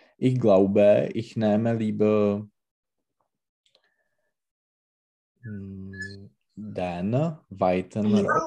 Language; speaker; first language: German; non-native, learner; Czech